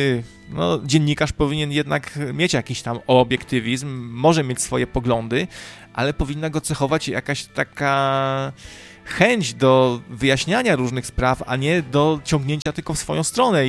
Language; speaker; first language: Polish; native; Polish